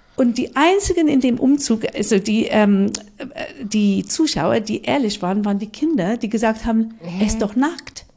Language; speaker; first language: German; non-native, fluent; English